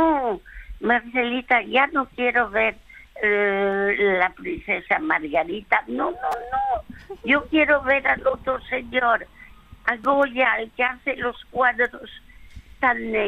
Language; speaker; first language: Spanish; early bilingual, other home language; French